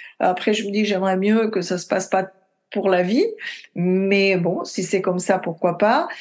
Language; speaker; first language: French; non-native, fluent; Italian